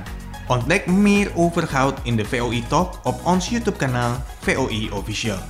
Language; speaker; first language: Dutch; non-native, fluent; Indonesian